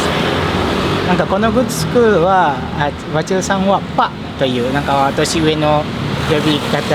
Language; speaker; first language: Japanese; non-native, fluent; Indonesian